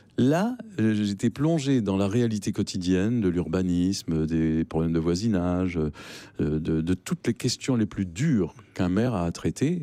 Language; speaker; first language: French; native; French